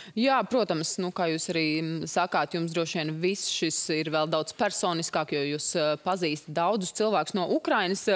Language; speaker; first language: Latvian; native; Latvian